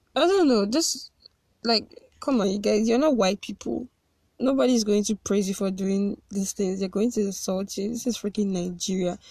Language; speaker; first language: English; non-native, local second language; Yoruba